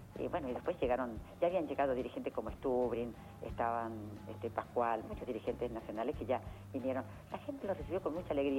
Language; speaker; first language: Spanish; native; Spanish